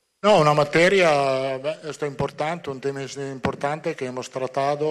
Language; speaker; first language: Portuguese; non-native, fluent; Italian